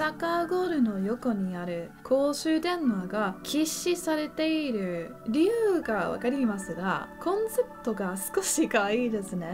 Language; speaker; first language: Japanese; non-native, learner; English